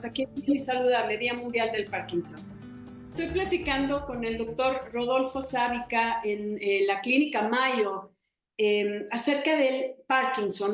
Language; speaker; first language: Spanish; native; Spanish